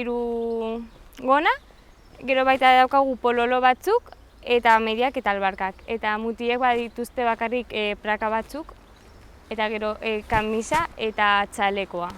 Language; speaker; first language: Basque; non-native, local second language; Spanish